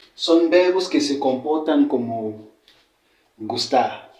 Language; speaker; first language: Spanish; non-native, fluent; French